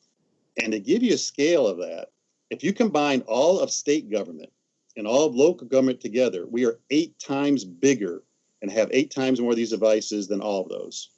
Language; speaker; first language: English; native; English